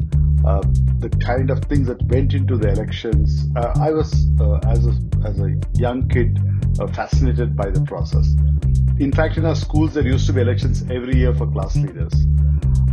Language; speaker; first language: English; non-native, local second language; Kannada